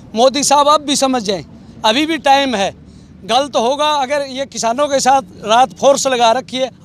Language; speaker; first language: Hindi; native; Hindi